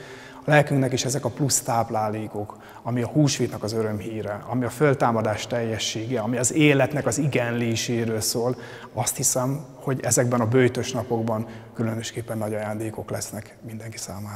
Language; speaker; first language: Hungarian; native; Hungarian